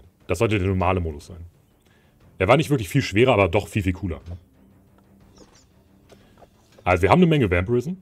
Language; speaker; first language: German; native; German